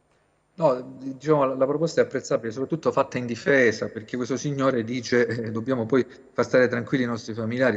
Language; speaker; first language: Italian; native; Italian